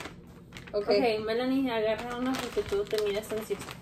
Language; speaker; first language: Spanish; early bilingual, heritage; English